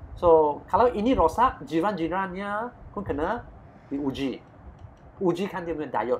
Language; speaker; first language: Malay; non-native, local second language; Chinese